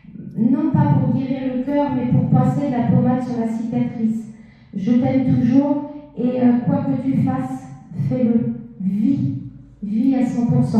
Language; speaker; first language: French; native; French